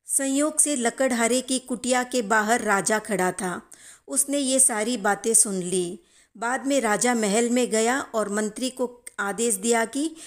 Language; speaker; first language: Hindi; native; Hindi